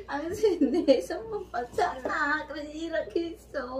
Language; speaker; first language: Korean; non-native, learner; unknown